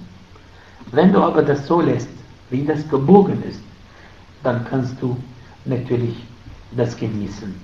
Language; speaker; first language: German; non-native, fluent; Arabic